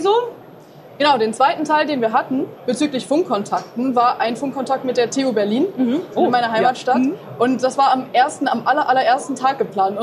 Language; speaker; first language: German; native; German